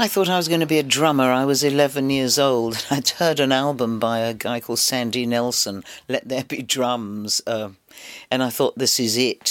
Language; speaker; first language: English; native; English